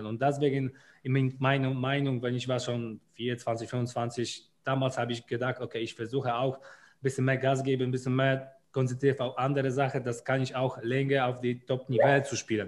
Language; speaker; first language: German; non-native, learner; Polish